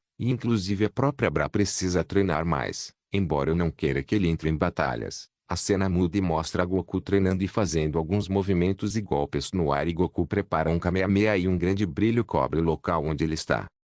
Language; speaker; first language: Portuguese; native; Portuguese